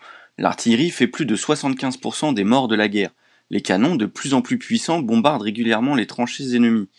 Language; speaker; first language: French; native; French